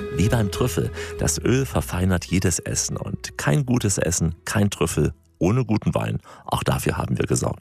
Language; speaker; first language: German; native; German